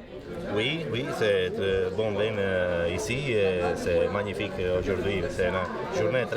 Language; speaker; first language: French; non-native, learner; Italian